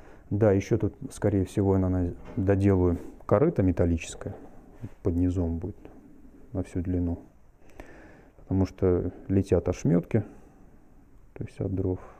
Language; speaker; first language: Russian; native; Russian